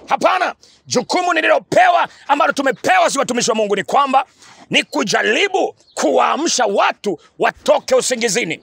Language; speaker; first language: Swahili; native; Swahili